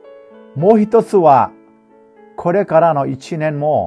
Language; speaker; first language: Japanese; non-native, fluent; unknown